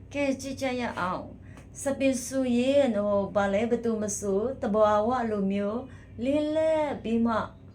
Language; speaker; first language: Burmese; native; Burmese